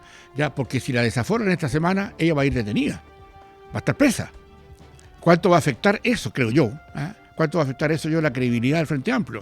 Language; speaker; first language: Spanish; native; Spanish